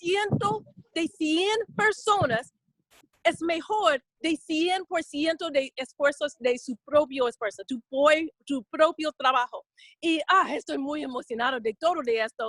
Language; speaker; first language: Spanish; non-native, fluent; English